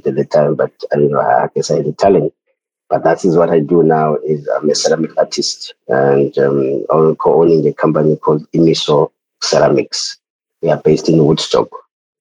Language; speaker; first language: English; non-native, local second language; Xhosa